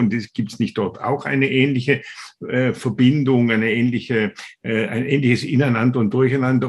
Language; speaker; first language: German; native; German